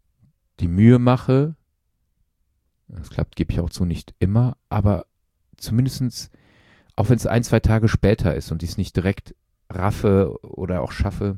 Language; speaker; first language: German; native; German